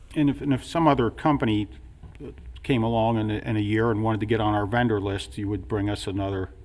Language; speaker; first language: English; native; English